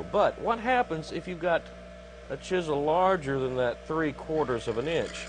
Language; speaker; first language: English; native; English